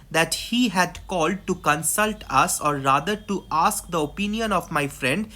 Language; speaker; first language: English; non-native, local second language; Bangla